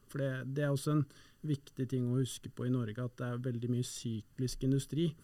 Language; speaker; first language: Norwegian; native; Norwegian